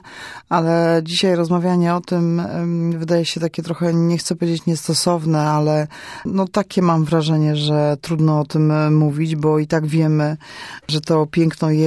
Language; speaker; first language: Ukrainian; non-native, learner; Polish